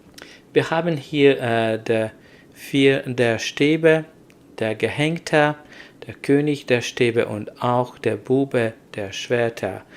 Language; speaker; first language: German; non-native, learner; Hungarian